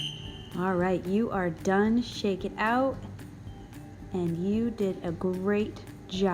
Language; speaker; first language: English; native; English